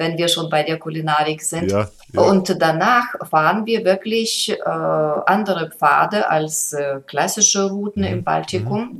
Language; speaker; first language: German; non-native, fluent; Lithuanian